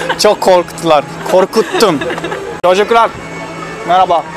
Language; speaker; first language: Turkish; non-native, learner; Japanese